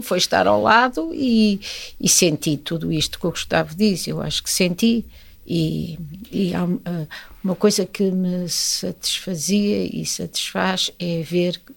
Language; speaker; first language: Portuguese; native; Portuguese